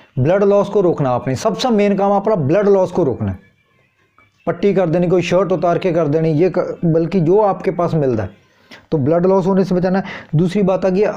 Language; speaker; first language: Hindi; non-native, local second language; Punjabi